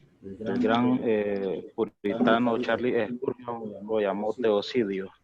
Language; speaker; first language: Spanish; native; Spanish